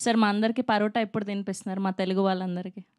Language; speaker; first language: Telugu; native; Telugu